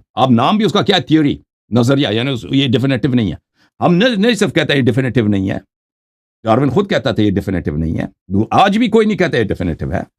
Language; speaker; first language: Urdu; non-native, fluent; Persian